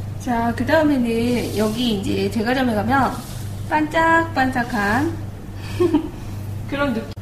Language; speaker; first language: Korean; native; Korean